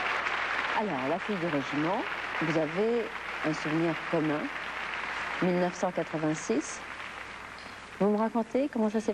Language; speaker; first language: French; native; French